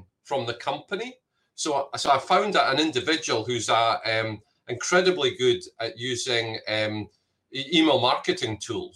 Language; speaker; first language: English; native; English